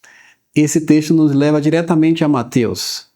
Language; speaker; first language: Portuguese; native; Portuguese